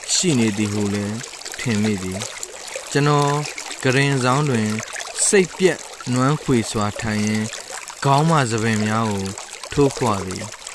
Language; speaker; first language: Burmese; native; Burmese